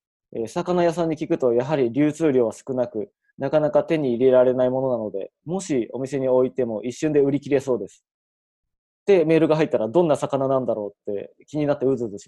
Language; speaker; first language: Japanese; native; Japanese